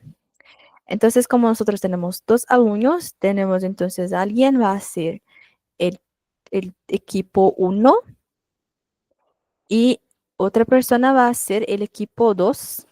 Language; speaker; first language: Spanish; non-native, fluent; Portuguese